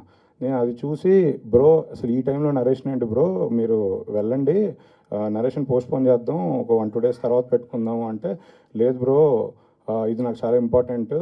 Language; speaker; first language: Telugu; native; Telugu